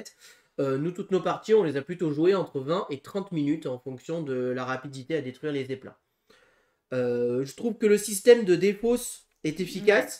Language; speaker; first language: French; native; French